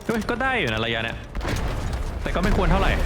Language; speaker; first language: Thai; native; Thai